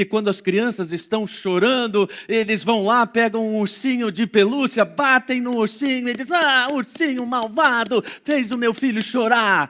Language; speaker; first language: Portuguese; native; Portuguese